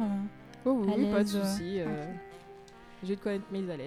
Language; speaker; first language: French; native; French